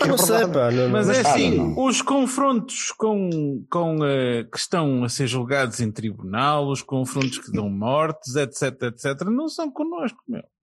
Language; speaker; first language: Portuguese; native; Portuguese